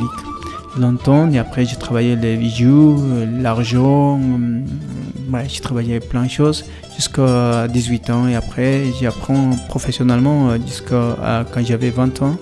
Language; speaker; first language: French; non-native, learner; Spanish